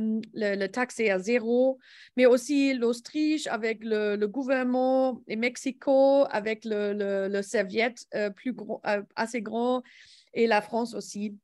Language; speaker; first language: French; non-native, learner; English